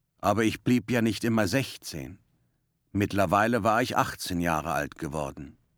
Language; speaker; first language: German; native; German